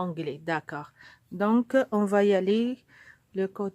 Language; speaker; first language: French; non-native, local second language; Arabic